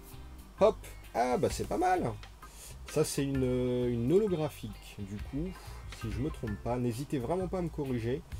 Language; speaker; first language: French; native; French